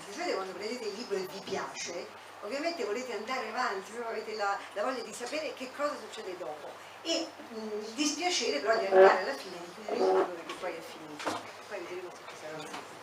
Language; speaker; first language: Italian; native; Italian